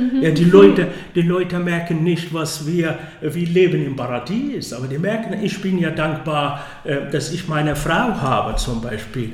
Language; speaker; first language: German; non-native, fluent; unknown